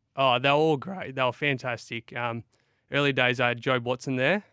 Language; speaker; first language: English; native; English